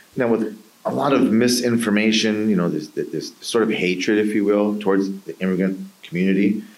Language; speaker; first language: English; native; English